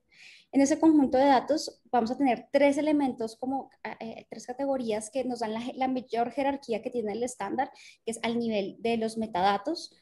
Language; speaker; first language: Spanish; native; Spanish